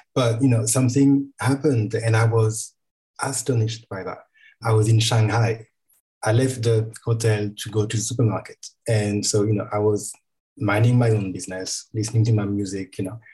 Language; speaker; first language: English; non-native, fluent; French